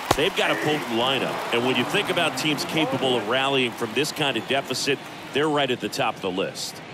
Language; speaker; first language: English; native; English